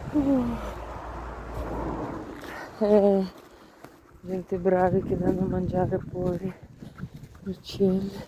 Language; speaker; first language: Italian; non-native, learner; Ukrainian